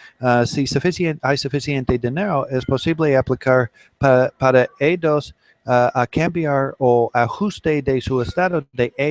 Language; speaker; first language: Spanish; non-native, learner; English